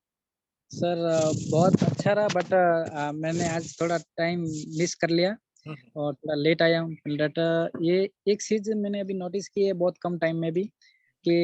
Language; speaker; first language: Hindi; native; Hindi